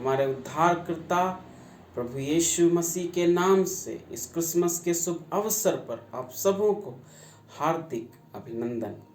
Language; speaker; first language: Hindi; native; Hindi